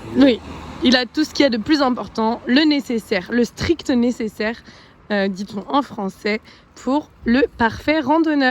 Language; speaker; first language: French; native; French